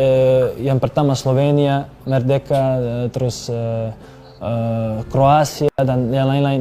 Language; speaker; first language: Indonesian; non-native, fluent; Serbian